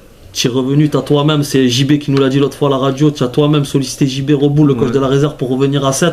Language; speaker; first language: French; native; French